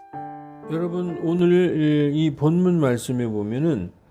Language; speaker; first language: Korean; native; Korean